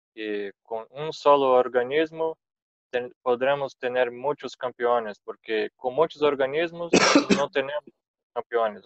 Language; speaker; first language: Spanish; non-native, fluent; Portuguese